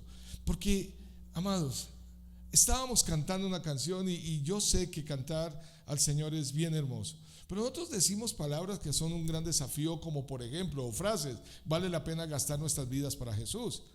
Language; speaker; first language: Spanish; native; Spanish